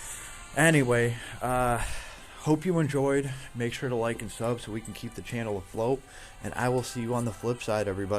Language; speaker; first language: English; native; English